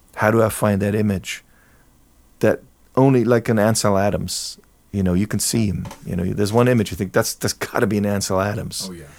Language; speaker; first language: English; non-native, fluent; German